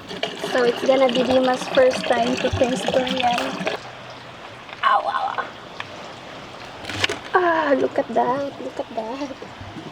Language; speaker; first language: English; non-native, learner; Cebuano